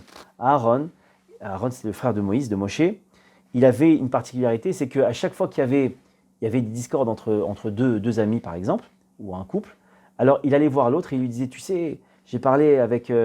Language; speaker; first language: French; native; French